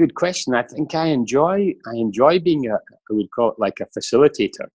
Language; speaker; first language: English; native; English